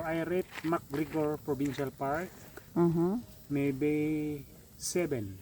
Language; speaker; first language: English; non-native, learner; Filipino